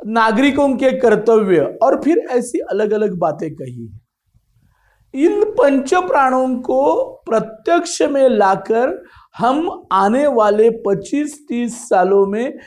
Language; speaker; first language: Hindi; non-native, local second language; Marathi